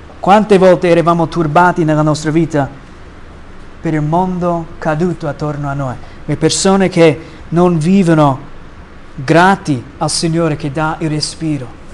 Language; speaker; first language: Italian; non-native, fluent; English